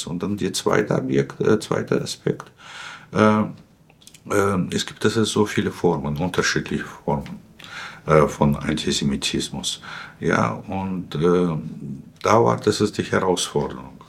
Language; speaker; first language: German; non-native, fluent; Russian